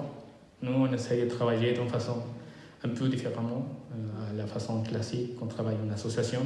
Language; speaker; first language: French; non-native, fluent; Spanish